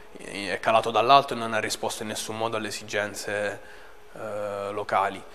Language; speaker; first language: Italian; native; Italian